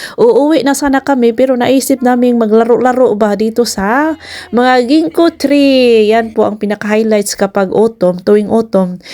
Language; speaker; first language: Filipino; non-native, local second language; Cebuano